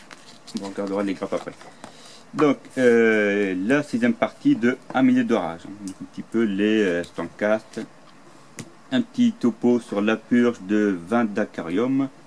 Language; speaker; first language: French; native; French